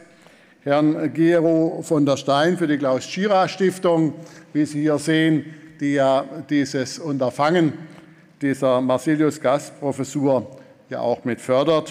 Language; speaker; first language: German; native; German